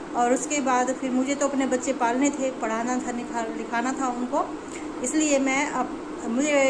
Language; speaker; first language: Hindi; native; Hindi